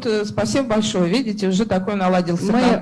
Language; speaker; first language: Russian; native; Russian